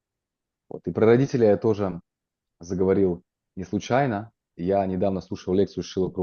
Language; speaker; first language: Russian; native; Russian